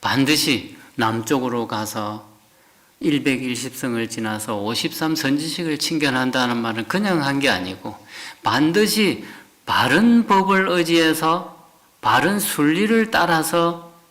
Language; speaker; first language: Korean; native; Korean